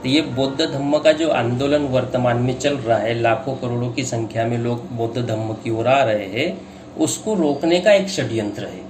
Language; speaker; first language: Hindi; non-native, local second language; Marathi